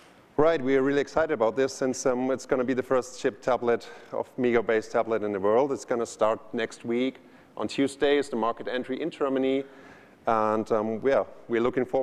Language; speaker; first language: English; non-native, fluent; German